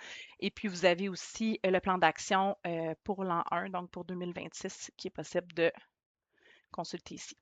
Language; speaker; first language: French; native; French